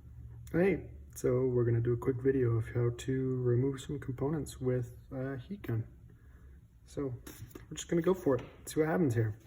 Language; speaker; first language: English; native; English